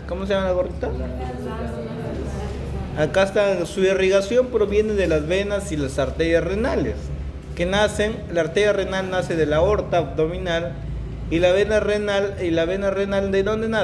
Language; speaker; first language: Spanish; native; Spanish